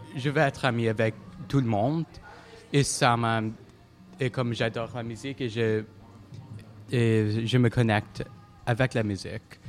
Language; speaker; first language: French; non-native, fluent; English